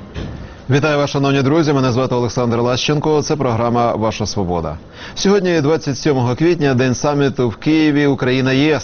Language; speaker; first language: Ukrainian; native; Ukrainian